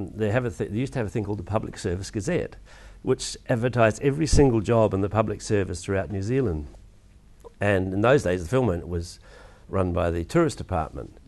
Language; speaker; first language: English; native; English